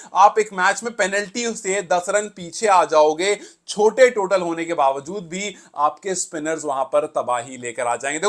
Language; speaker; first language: Hindi; native; Hindi